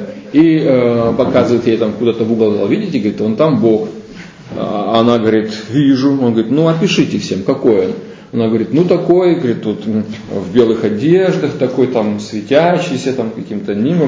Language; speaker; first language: Russian; native; Russian